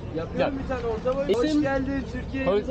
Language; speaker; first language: Turkish; native; Turkish